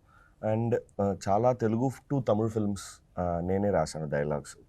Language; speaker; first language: Telugu; non-native, fluent; Tamil